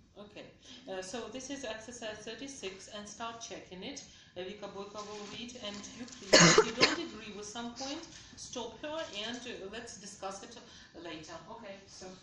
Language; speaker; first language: English; non-native, fluent; Ukrainian